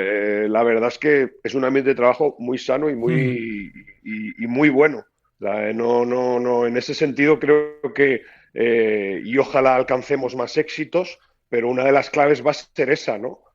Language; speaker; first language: Spanish; native; Spanish